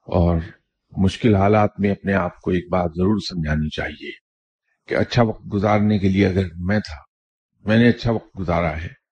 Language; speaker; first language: Urdu; native; Urdu